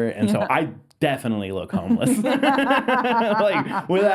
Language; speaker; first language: English; native; English